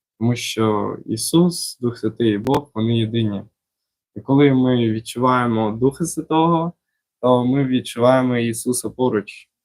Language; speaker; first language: Ukrainian; non-native, local second language; Russian